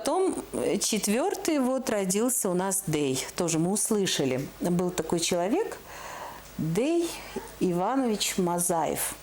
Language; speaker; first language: Russian; native; Russian